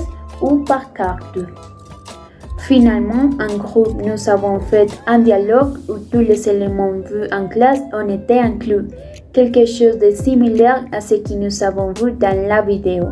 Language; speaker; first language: French; non-native, fluent; Spanish